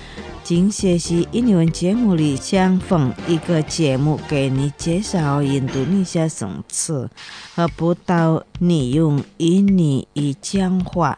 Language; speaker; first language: Chinese; non-native, local second language; Indonesian